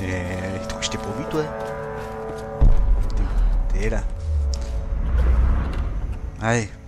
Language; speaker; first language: French; native; French